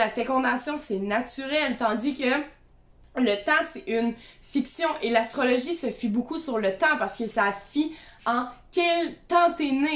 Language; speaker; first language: French; native; French